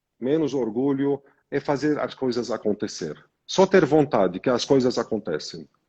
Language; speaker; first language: Portuguese; non-native, fluent; Arabic